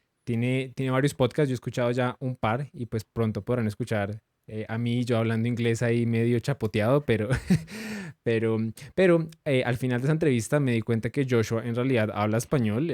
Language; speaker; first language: Spanish; native; Spanish